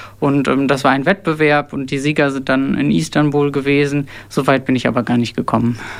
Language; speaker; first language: German; early bilingual, other home language; Turkish